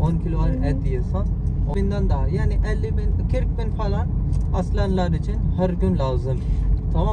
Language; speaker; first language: Turkish; non-native, fluent; Urdu